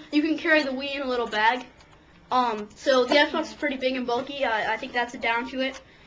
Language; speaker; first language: English; native; English